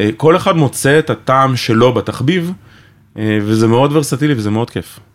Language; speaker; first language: Hebrew; native; Hebrew